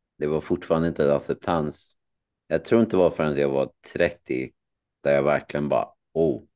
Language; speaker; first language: Swedish; native; Swedish